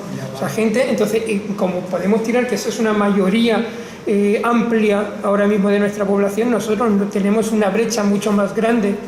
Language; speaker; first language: Spanish; native; Spanish